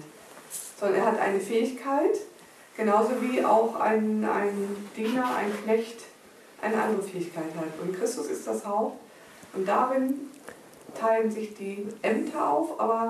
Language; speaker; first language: German; native; German